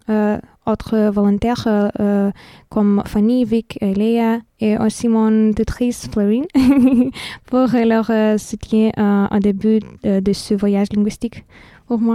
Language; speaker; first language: French; non-native, fluent; Lithuanian